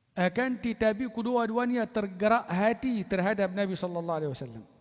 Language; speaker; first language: Malay; non-native, fluent; Arabic